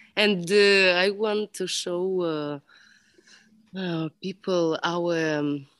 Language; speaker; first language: English; non-native, learner; Ukrainian